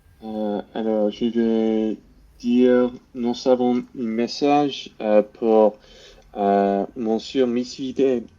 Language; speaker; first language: French; non-native, learner; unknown